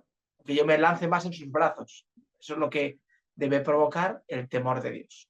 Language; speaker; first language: Spanish; native; Spanish